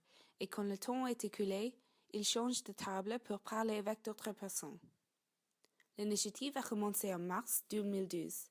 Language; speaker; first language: French; non-native, learner; English